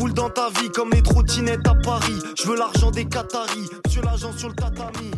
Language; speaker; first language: French; native; French